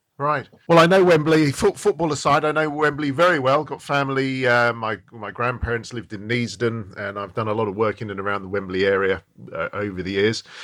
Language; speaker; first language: English; native; English